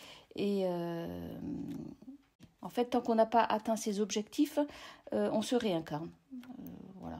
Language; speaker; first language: French; native; French